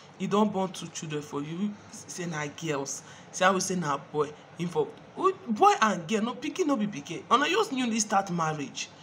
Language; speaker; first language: Nigerian Pidgin; non-native, local second language; Igbo